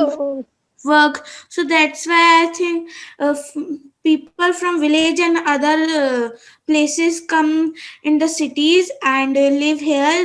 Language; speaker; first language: English; non-native, learner; Hindi